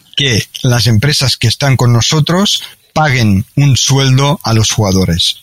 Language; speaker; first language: Spanish; native; Spanish